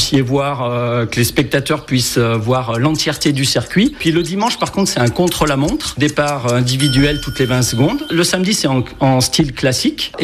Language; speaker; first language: French; native; French